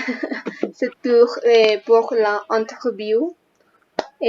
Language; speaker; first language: French; non-native, learner; Spanish